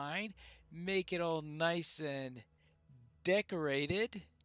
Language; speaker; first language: English; native; English